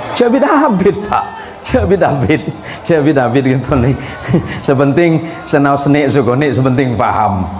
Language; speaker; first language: Indonesian; non-native, local second language; Madurese